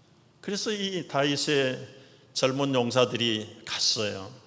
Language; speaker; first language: Korean; native; Korean